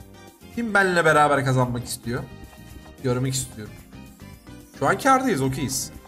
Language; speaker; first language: Turkish; native; Turkish